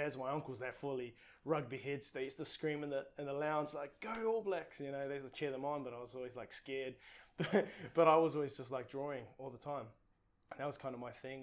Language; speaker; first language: English; non-native, local second language; Māori